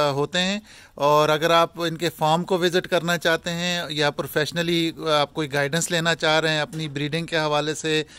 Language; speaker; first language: Urdu; non-native, local second language; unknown